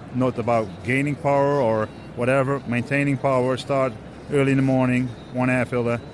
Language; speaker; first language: English; non-native, fluent; Dutch